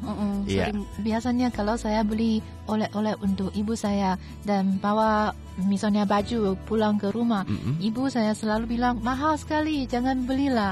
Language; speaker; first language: Indonesian; non-native, fluent; Chinese